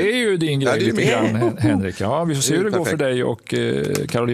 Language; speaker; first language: Swedish; native; Swedish